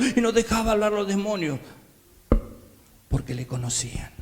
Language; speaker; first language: Spanish; native; Spanish